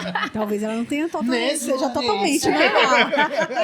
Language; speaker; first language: Portuguese; native; Portuguese